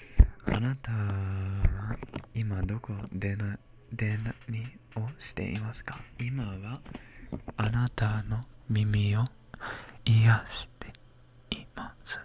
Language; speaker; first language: Japanese; non-native, learner; English